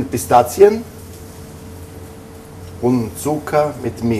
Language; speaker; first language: German; non-native, fluent; Italian